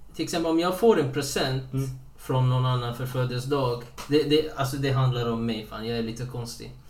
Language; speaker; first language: Swedish; non-native, fluent; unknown